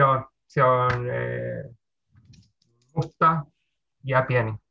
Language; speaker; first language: Finnish; non-native, learner; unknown